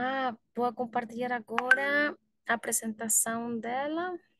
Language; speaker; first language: Portuguese; non-native, learner; Spanish